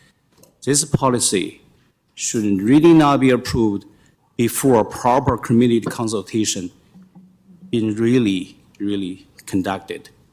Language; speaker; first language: English; non-native, fluent; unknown